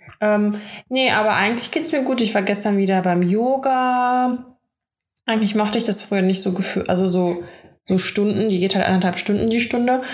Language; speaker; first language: German; early bilingual, other home language; Russian